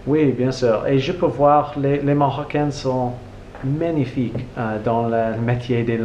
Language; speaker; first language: French; non-native, learner; English